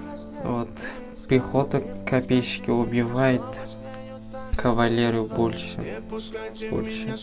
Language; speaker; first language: Russian; non-native, fluent; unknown